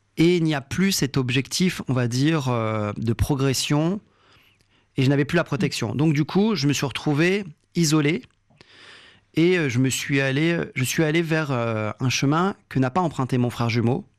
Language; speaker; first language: French; early bilingual, other home language; Lingala